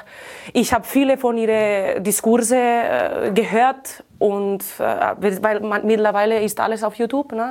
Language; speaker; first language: German; non-native, fluent; Catalan